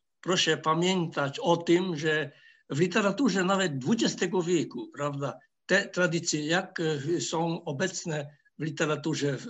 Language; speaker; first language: Polish; non-native, fluent; Hungarian